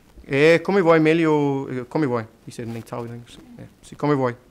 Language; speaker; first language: Italian; non-native, fluent; English